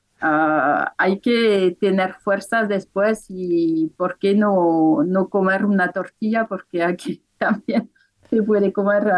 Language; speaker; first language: Spanish; non-native, fluent; French